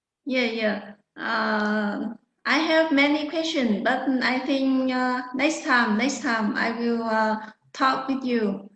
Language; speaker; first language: English; non-native, learner; Vietnamese